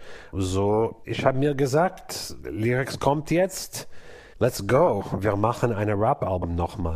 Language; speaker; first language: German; non-native, learner; English